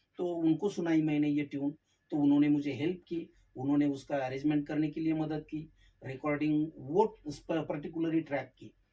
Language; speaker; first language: Hindi; non-native, local second language; Marathi